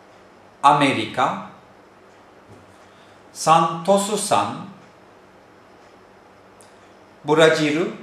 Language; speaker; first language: Japanese; non-native, fluent; Turkish